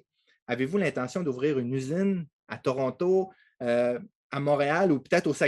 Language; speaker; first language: French; native; French